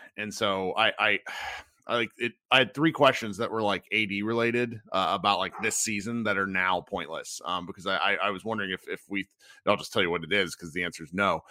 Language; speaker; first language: English; native; English